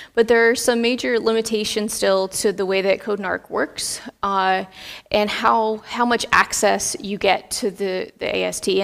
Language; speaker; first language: English; native; English